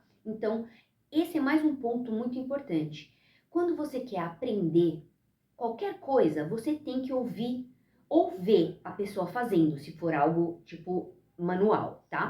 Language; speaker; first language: Portuguese; early bilingual, heritage; Portuguese